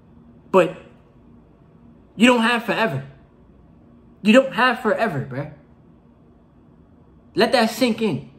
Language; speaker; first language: English; native; English